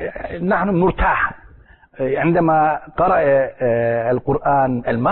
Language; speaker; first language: Arabic; non-native, learner; Turkish